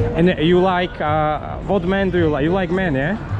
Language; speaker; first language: English; non-native, learner; Slovak